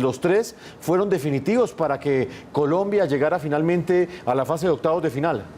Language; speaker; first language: Spanish; native; Spanish